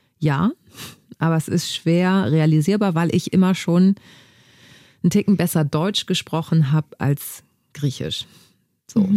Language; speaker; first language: German; native; German